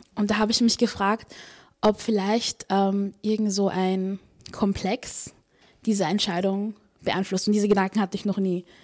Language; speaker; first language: German; native; German